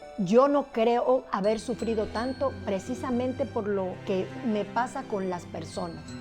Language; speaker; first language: Spanish; early bilingual, other home language; Italian